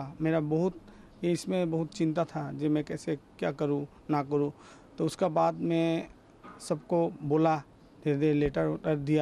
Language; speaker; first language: Hindi; non-native, local second language; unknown